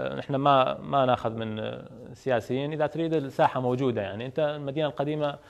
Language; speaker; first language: Arabic; native; Arabic